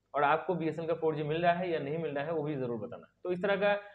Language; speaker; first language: Hindi; non-native, local second language; Bangla